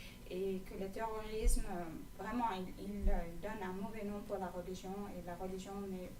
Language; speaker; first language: French; non-native, fluent; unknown